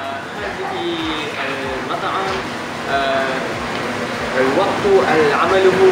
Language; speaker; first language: Arabic; non-native, learner; Malay